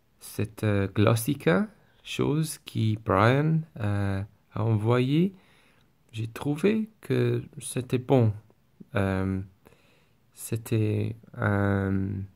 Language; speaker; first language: French; non-native, learner; English